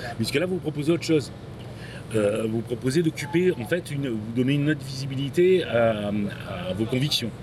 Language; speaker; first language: French; native; French